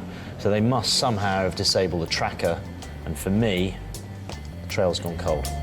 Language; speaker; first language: English; native; English